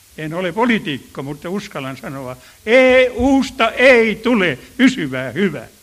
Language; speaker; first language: Finnish; native; Finnish